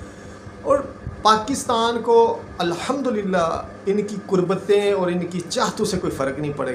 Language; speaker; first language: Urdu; non-native, local second language; Punjabi